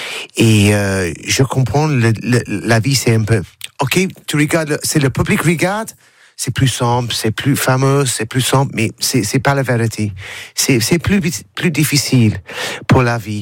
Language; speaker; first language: French; non-native, learner; English